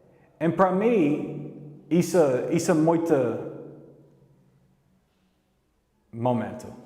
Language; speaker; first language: Portuguese; non-native, learner; English